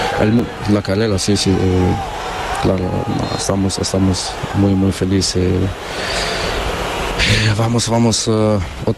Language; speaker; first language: Spanish; non-native, learner; Portuguese